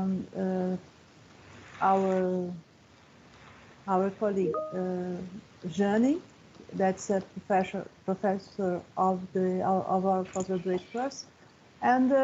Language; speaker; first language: English; non-native, learner; Portuguese